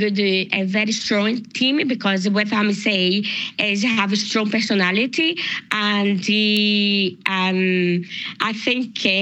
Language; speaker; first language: English; non-native, learner; Spanish